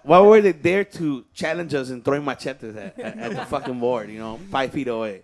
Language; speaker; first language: English; early bilingual, other home language; Spanish